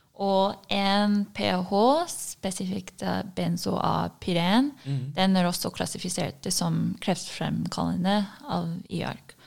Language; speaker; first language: Norwegian; non-native, fluent; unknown